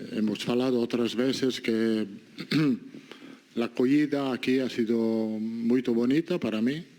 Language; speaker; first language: Spanish; non-native, fluent; Italian